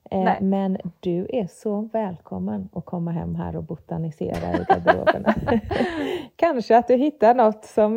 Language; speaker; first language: Swedish; native; Swedish